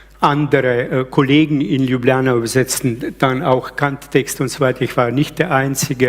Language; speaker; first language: German; early bilingual, other home language; Slovenian